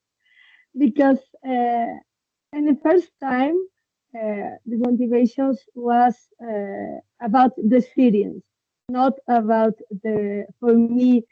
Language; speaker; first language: English; non-native, learner; Spanish